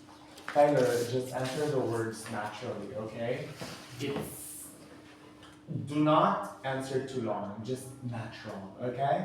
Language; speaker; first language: English; non-native, fluent; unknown